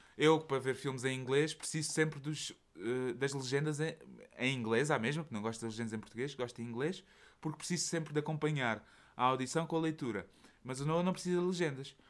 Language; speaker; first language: Portuguese; native; Portuguese